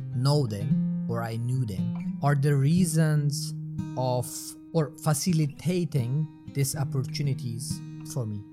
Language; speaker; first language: English; non-native, fluent; Persian